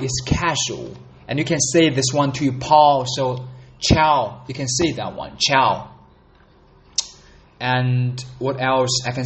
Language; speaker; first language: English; non-native, learner; Chinese